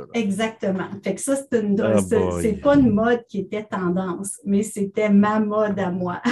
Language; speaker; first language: French; native; French